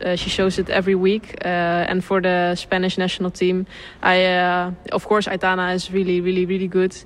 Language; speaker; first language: English; non-native, fluent; Dutch